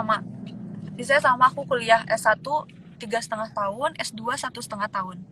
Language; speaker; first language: Indonesian; native; Indonesian